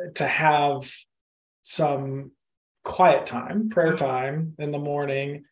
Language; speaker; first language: English; native; English